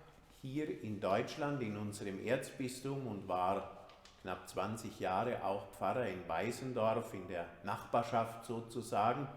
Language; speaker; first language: German; native; German